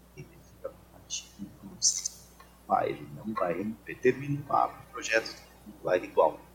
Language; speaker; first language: Portuguese; native; Portuguese